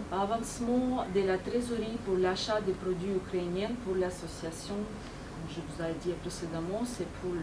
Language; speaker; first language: French; non-native, fluent; Ukrainian